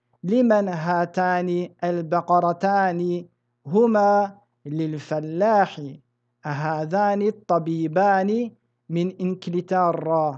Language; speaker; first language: Arabic; non-native, fluent; French